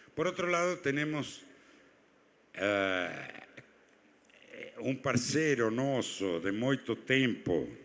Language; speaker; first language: Portuguese; non-native, fluent; Spanish